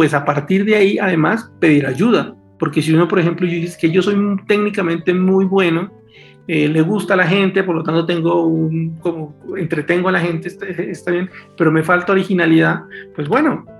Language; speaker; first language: Spanish; native; Spanish